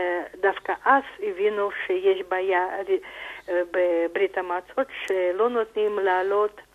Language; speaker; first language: Hebrew; non-native, fluent; Russian